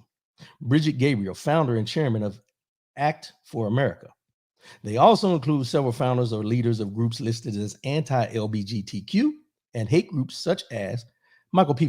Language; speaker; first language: English; native; English